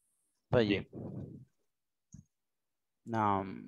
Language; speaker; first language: Arabic; non-native, fluent; Urdu